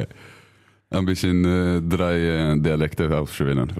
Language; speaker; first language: German; non-native, learner; Swedish